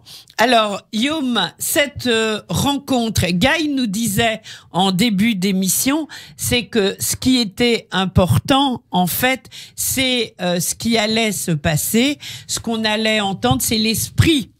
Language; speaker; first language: French; native; French